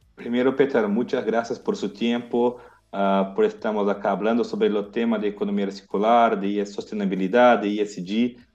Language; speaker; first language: Spanish; non-native, learner; Portuguese